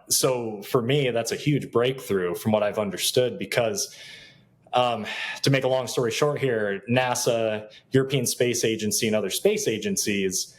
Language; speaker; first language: English; native; English